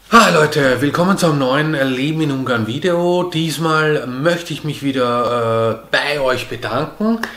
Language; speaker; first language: German; early bilingual, other home language; Hungarian